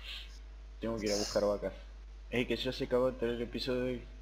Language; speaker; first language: Spanish; native; Spanish